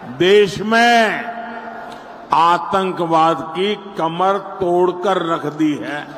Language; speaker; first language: Hindi; non-native, local second language; Gujarati